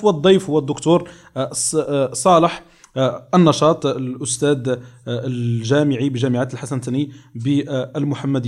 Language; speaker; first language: Arabic; native; Arabic